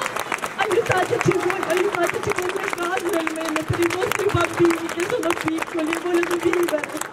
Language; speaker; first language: Italian; non-native, fluent; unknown